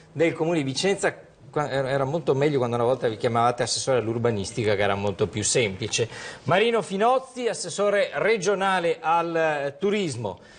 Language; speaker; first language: Italian; native; Italian